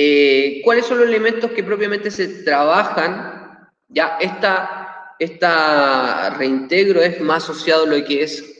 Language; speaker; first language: Spanish; native; Spanish